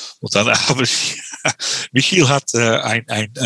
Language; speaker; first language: German; non-native, learner; Dutch